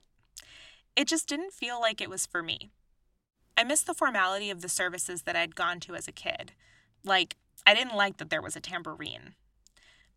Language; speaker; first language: English; native; English